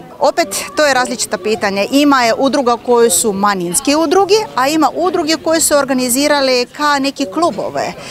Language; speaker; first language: Croatian; non-native, fluent; Russian